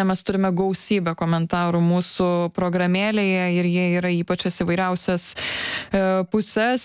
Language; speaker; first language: Lithuanian; native; Lithuanian